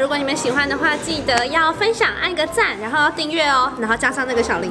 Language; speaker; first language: Chinese; native; Chinese